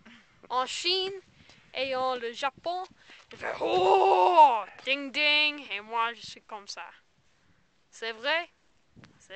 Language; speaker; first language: French; non-native, learner; English